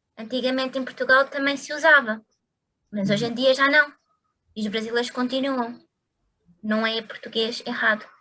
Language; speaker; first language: Portuguese; native; Portuguese